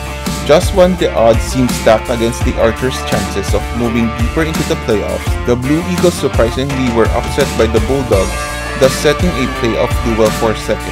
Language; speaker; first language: English; non-native, local second language; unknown